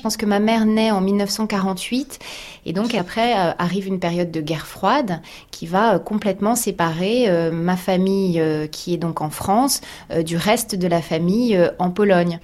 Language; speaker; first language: French; native; French